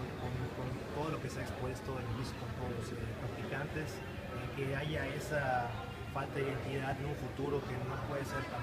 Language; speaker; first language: Spanish; native; Spanish